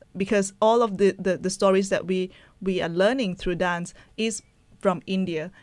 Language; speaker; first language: English; non-native, local second language; Chinese